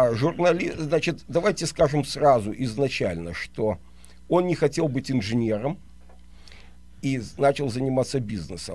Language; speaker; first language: Russian; native; Russian